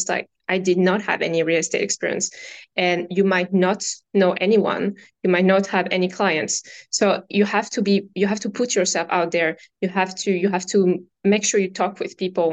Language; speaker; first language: English; non-native, fluent; French